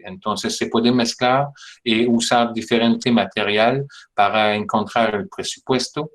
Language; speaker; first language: Spanish; non-native, fluent; French